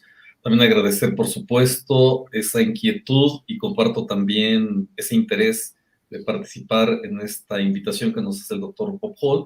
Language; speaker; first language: Spanish; native; Spanish